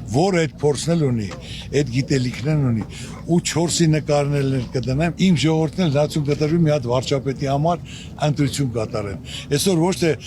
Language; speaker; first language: Armenian; native; Armenian